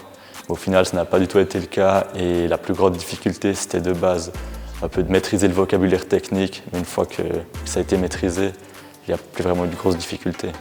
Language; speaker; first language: French; native; French